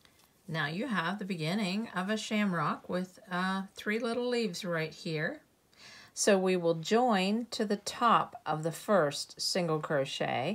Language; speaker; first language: English; native; English